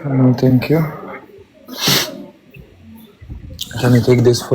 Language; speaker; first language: English; non-native, learner; Lithuanian